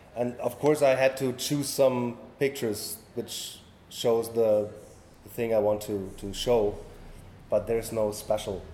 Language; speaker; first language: English; non-native, learner; German